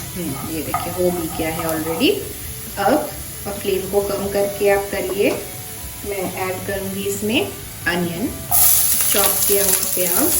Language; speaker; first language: Hindi; non-native, local second language; Bangla